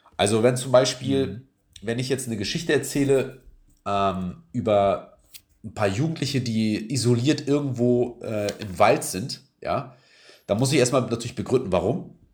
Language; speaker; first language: German; early bilingual, other home language; Turkish